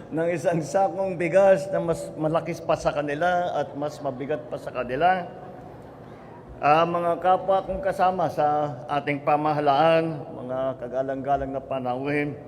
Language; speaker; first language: Filipino; native; Filipino